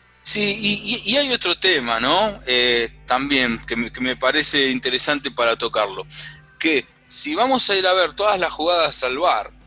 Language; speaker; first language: Spanish; native; Spanish